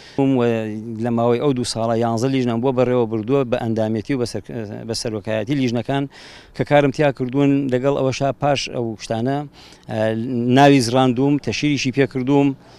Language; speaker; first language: Central Kurdish; native; Central Kurdish